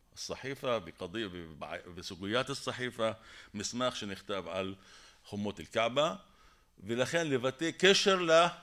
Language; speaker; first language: Hebrew; non-native, local second language; Arabic